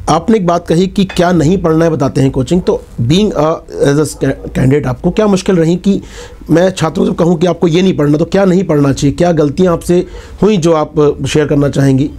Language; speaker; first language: Hindi; native; Hindi